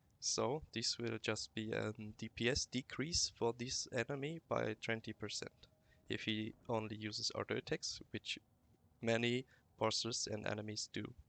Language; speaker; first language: English; non-native, fluent; German